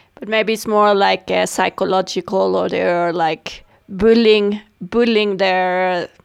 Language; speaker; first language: English; non-native, fluent; Swedish